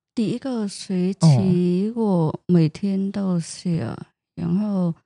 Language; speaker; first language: Chinese; non-native, fluent; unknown